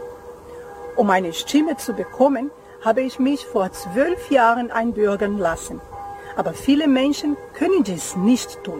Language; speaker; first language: German; non-native, fluent; Portuguese